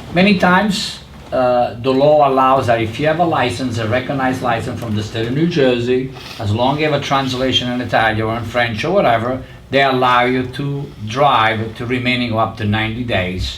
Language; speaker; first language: English; non-native, fluent; Italian